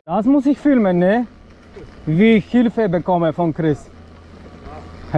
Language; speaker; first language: German; non-native, learner; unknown